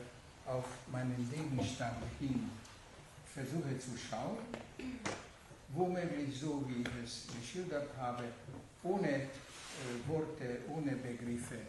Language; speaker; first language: German; non-native, fluent; Hungarian